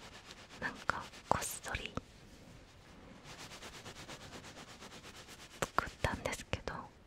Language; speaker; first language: Japanese; non-native, fluent; Korean